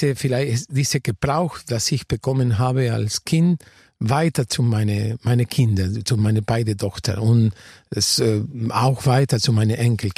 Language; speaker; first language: German; non-native, fluent; Spanish